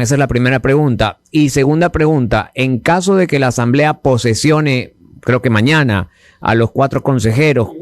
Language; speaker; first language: Spanish; native; Spanish